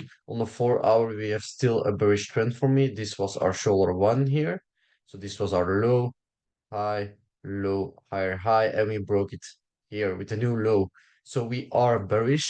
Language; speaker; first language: English; non-native, fluent; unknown